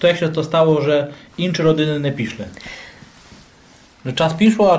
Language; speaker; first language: Polish; non-native, local second language; Rusyn